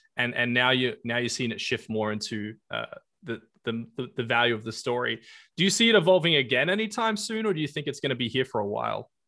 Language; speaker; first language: English; native; English